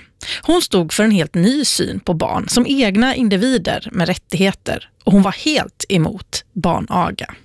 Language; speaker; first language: Swedish; native; Swedish